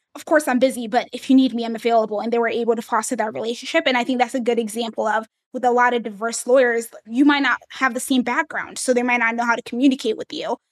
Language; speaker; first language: English; early bilingual, other home language; Amharic